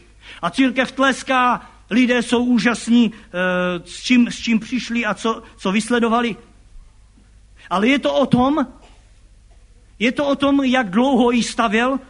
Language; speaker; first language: Czech; native; Czech